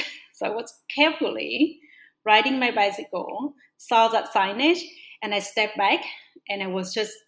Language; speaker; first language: English; non-native, fluent; Vietnamese